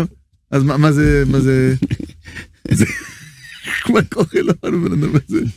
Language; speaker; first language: Hebrew; non-native, fluent; French